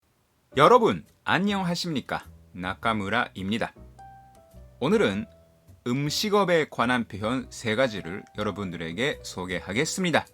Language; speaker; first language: Korean; non-native, fluent; Japanese